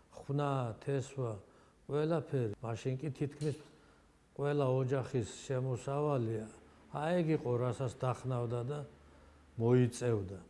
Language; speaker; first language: Georgian; non-native, local second language; Svan